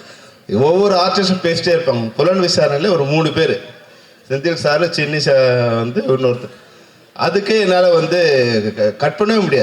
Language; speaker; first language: Tamil; native; Tamil